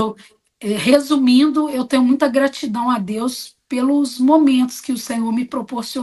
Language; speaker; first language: Portuguese; native; Portuguese